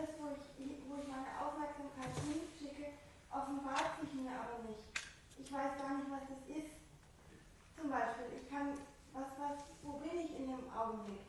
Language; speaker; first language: German; native; German